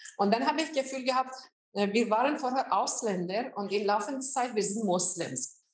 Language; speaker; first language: German; non-native, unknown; Azerbaijani